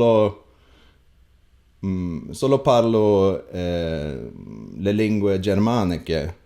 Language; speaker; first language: Italian; non-native, learner; Swedish